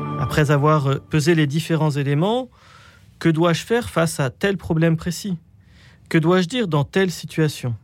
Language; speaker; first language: French; native; French